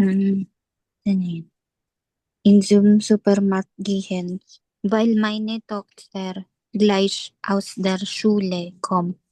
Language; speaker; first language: German; non-native, learner; Filipino